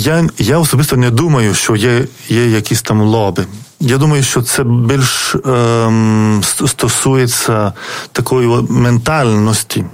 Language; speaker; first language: Ukrainian; non-native, fluent; Lithuanian